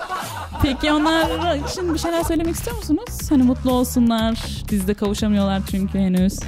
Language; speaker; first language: Turkish; native; Turkish